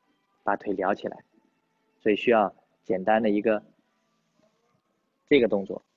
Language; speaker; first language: Chinese; native; Chinese